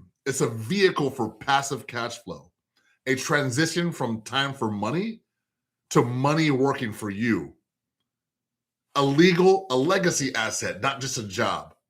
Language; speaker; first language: English; native; English